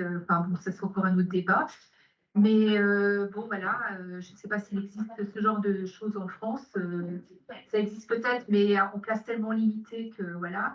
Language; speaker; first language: French; native; French